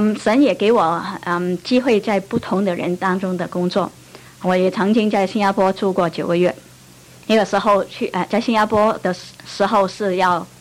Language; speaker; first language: Chinese; non-native, local second language; Cantonese